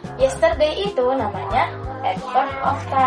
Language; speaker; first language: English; non-native, learner; Indonesian